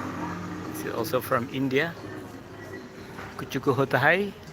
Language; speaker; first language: English; non-native, learner; Indonesian